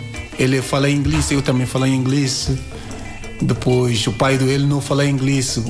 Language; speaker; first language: Portuguese; non-native, learner; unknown